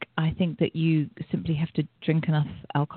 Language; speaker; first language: English; native; English